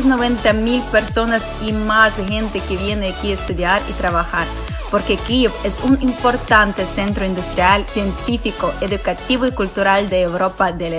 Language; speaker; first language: Spanish; non-native, fluent; Ukrainian